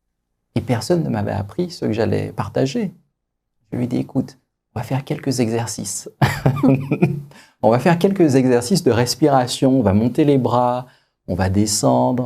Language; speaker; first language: French; native; French